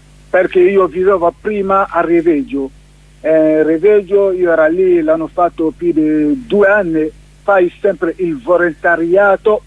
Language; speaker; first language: Italian; non-native, learner; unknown